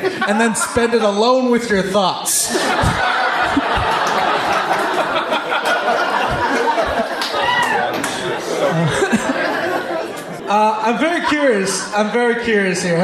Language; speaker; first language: English; native; English